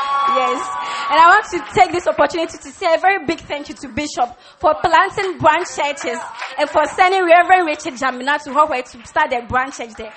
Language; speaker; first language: English; non-native, local second language; Ewe